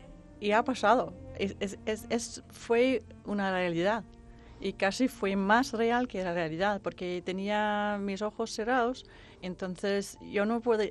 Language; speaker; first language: Spanish; non-native, fluent; Danish